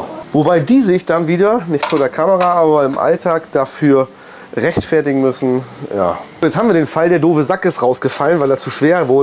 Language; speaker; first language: German; native; German